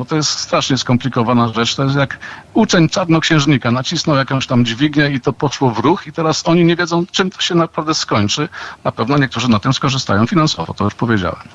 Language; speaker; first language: Polish; native; Polish